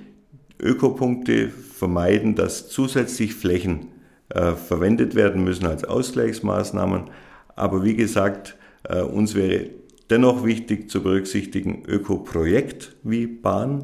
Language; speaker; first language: German; native; German